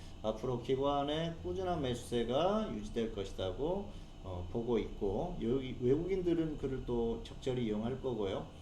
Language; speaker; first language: Korean; native; Korean